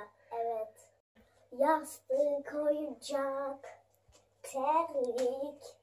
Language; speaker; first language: Turkish; early bilingual, other home language; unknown